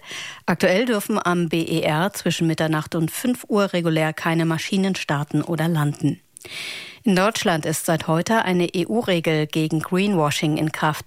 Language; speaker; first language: German; native; German